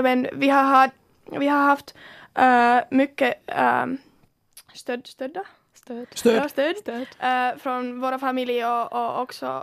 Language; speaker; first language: Swedish; non-native, local second language; Finnish